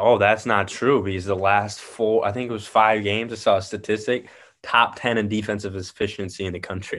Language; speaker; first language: English; native; English